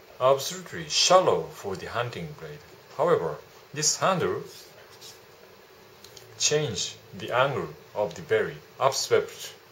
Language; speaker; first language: English; non-native, learner; Japanese